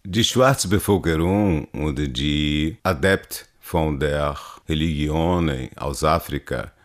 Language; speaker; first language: German; non-native, learner; Portuguese